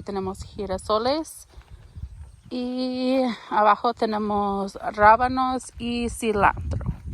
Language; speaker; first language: Spanish; non-native, learner; English